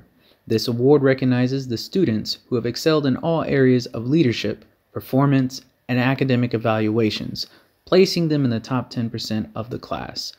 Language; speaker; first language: English; native; English